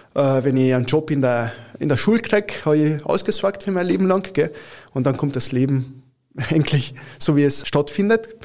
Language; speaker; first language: German; early bilingual, other home language; Italian